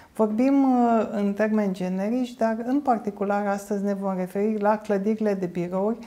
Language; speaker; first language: Romanian; native; Romanian